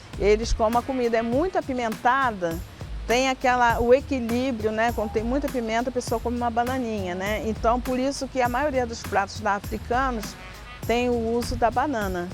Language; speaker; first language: Portuguese; native; Portuguese